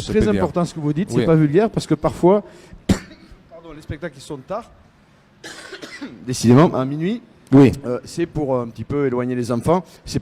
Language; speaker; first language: French; native; French